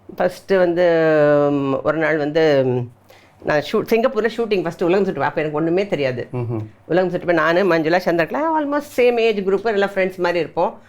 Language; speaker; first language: Tamil; native; Tamil